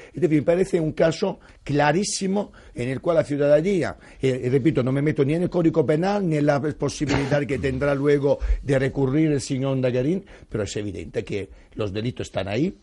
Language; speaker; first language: Spanish; non-native, fluent; Italian